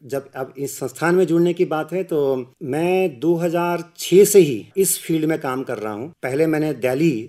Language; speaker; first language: Hindi; native; Hindi